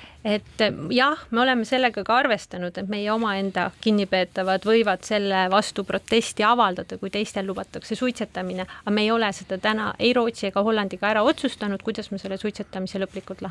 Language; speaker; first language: Estonian; native; Estonian